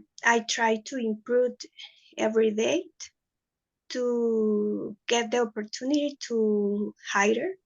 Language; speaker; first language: English; non-native, learner; Spanish